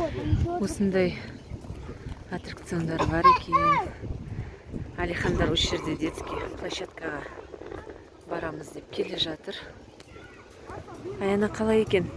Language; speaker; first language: Kazakh; native; Kazakh